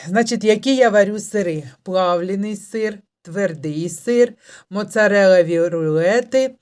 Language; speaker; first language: Ukrainian; native; Ukrainian